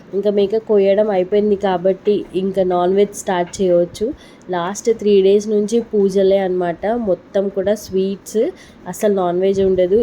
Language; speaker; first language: Telugu; non-native, local second language; Lambadi